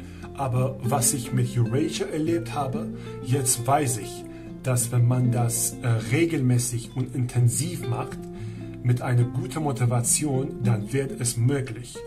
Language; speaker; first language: German; non-native, fluent; Persian